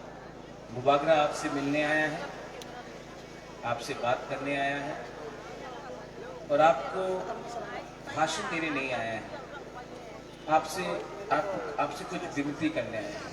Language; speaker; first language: Hindi; non-native, local second language; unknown